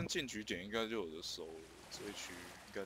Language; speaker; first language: Chinese; native; Chinese